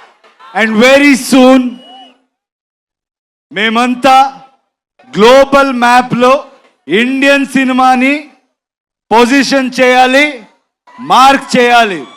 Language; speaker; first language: Telugu; non-native, learner; Kannada